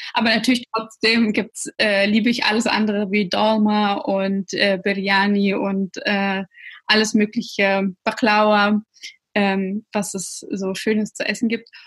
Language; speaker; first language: German; early bilingual, other home language; Russian